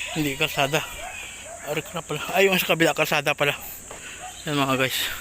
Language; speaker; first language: Filipino; native; Filipino